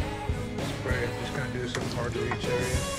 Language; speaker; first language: English; native; English